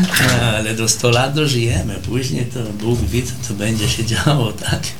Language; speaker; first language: Polish; early bilingual, heritage; Polish